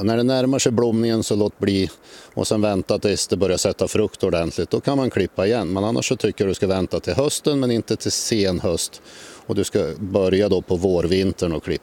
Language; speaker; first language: Swedish; native; Swedish